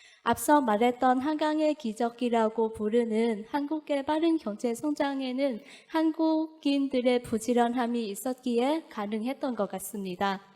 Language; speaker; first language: Korean; non-native, fluent; Vietnamese